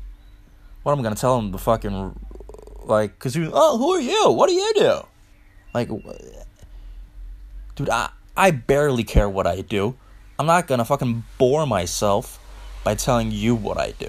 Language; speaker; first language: English; non-native, fluent; Danish